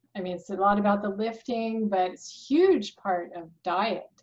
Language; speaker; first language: English; native; English